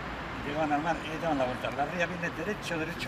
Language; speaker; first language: Spanish; native; Spanish